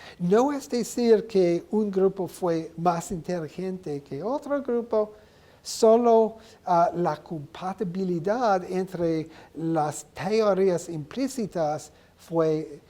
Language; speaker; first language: Spanish; non-native, learner; English